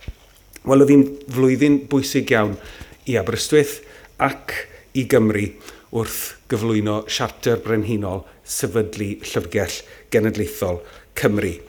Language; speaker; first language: Welsh; native; Welsh